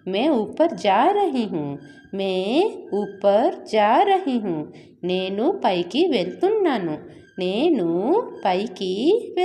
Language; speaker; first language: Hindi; non-native, local second language; Odia